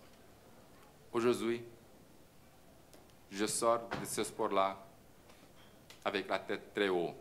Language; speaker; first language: French; non-native, fluent; Romanian